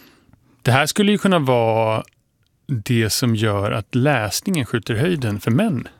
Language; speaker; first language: Swedish; non-native, fluent; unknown